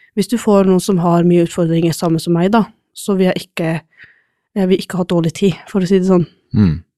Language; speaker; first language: Norwegian; non-native, fluent; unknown